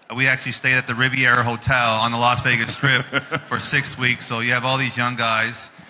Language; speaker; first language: English; native; English